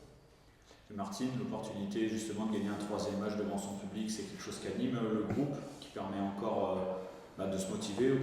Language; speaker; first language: French; native; French